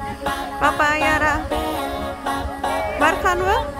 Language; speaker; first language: Dutch; non-native, learner; Indonesian